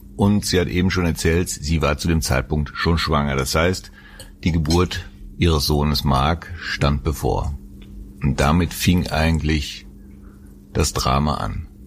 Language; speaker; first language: German; native; German